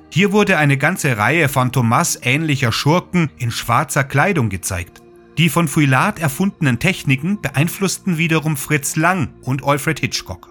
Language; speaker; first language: German; native; German